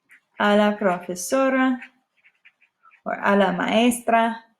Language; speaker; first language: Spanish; non-native, fluent; English